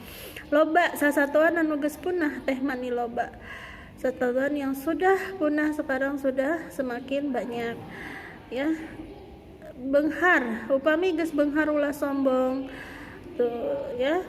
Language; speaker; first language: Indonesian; non-native, local second language; Sundanese